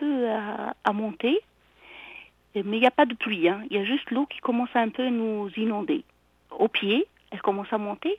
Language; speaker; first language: French; non-native, local second language; Arabic